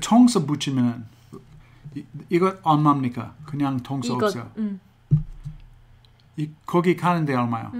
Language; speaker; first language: Korean; non-native, fluent; English